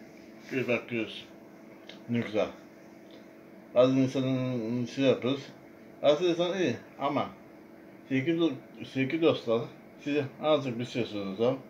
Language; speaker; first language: Turkish; non-native, learner; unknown